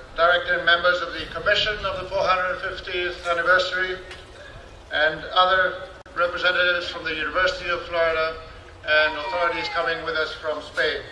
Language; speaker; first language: English; non-native, fluent; Spanish